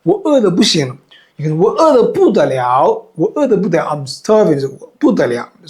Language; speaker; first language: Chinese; non-native, fluent; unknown